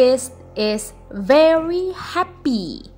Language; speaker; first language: English; non-native, fluent; Indonesian